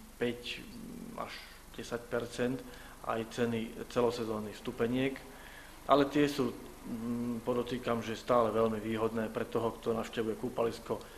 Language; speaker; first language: Slovak; native; Slovak